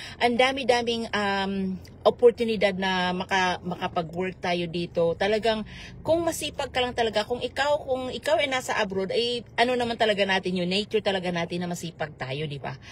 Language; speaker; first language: Filipino; native; Filipino